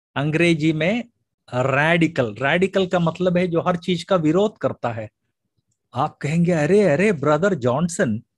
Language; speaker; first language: Hindi; native; Hindi